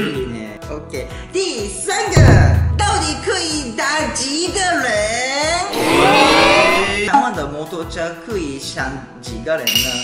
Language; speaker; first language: Chinese; non-native, fluent; Japanese